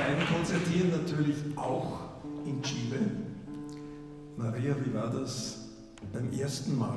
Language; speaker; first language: German; native; German